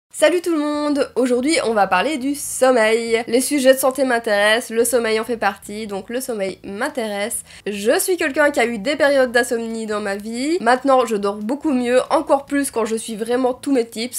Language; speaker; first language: French; native; French